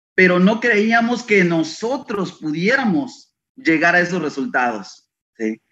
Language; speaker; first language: Spanish; native; Spanish